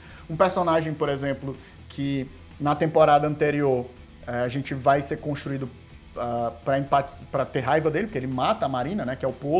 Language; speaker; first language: Portuguese; native; Portuguese